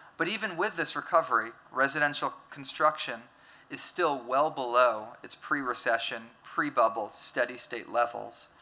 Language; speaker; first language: English; native; English